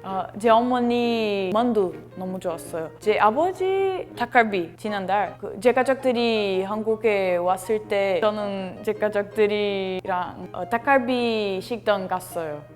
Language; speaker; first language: Korean; non-native, learner; Portuguese